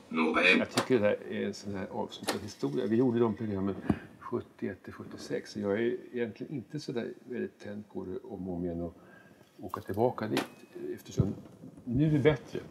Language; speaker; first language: Swedish; native; Swedish